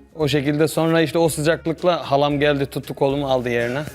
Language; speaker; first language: Turkish; native; Turkish